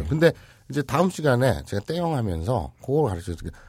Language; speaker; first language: Korean; native; Korean